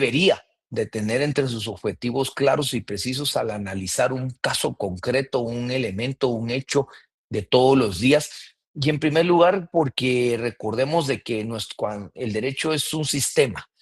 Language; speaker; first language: Spanish; native; Spanish